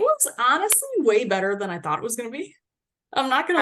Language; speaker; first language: English; native; English